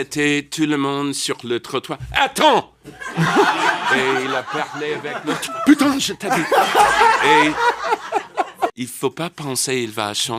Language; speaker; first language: French; non-native, learner; English